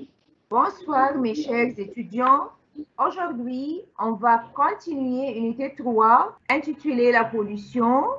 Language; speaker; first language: French; non-native, fluent; Arabic